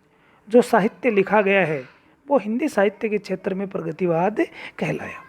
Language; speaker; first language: Hindi; native; Hindi